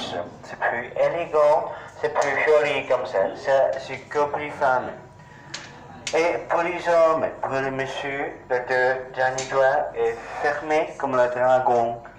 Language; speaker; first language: French; non-native, learner; Chinese